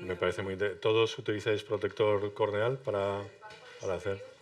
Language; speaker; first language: Spanish; native; Spanish